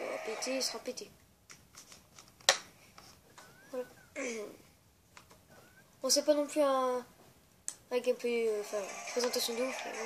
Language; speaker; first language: French; native; French